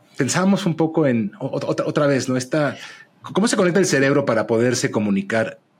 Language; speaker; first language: Spanish; native; Spanish